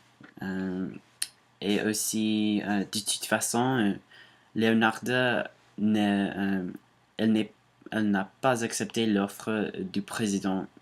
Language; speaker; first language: French; non-native, learner; English